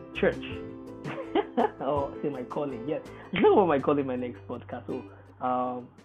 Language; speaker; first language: English; non-native, local second language; Yoruba